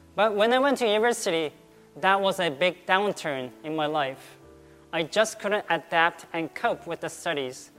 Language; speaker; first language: English; early bilingual, other home language; Korean